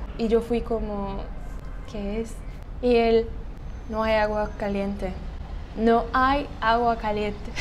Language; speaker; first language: Spanish; non-native, fluent; Russian